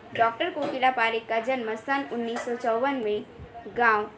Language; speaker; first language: Hindi; non-native, local second language; Gujarati